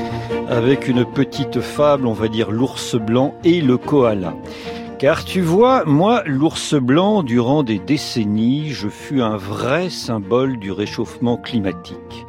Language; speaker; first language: French; native; French